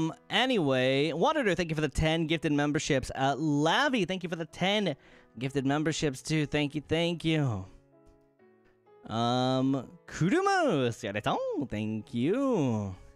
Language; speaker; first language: English; native; English